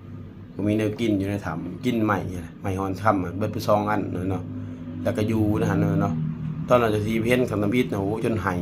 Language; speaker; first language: Thai; non-native, local second language; Northeastern Thai